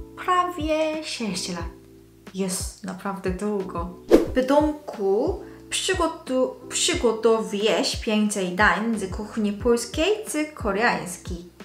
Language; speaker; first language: Polish; non-native, local second language; Korean